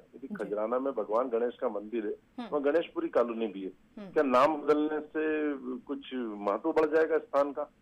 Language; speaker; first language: Hindi; native; Hindi